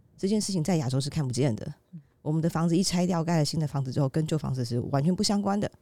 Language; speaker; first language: Chinese; native; Chinese